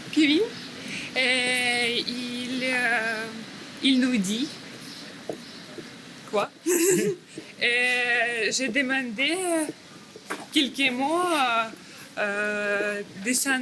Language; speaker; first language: French; non-native, learner; Ukrainian